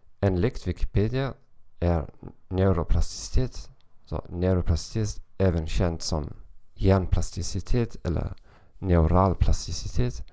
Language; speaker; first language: Swedish; non-native, learner; German